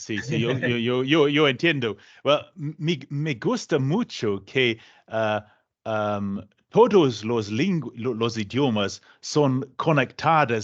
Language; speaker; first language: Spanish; non-native, learner; German